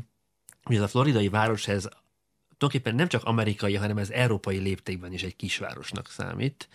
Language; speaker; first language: Hungarian; native; Hungarian